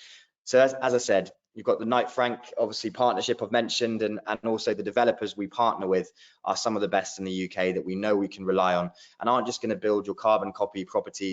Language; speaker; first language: English; native; English